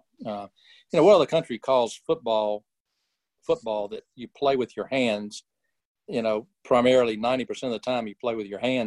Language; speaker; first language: English; native; English